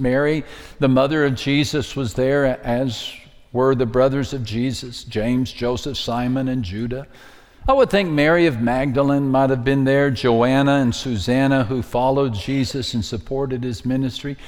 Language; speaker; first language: English; native; English